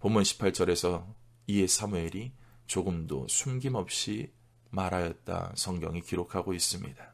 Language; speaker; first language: Korean; native; Korean